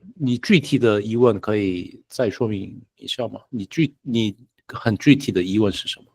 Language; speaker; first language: Chinese; non-native, fluent; Korean